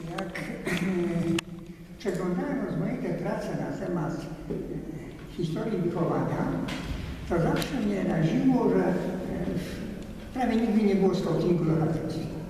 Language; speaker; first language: Polish; early bilingual, heritage; Polish